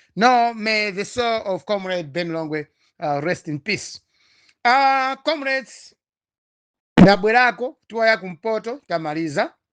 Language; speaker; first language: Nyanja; non-native, local second language; Tumbuka